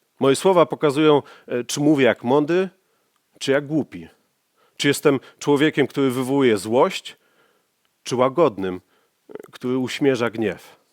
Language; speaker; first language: Polish; native; Polish